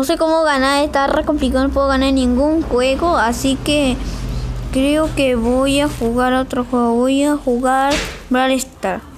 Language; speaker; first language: Spanish; native; Spanish